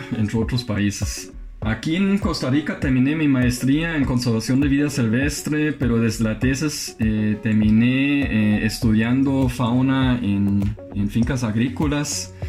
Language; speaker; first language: Spanish; non-native, fluent; German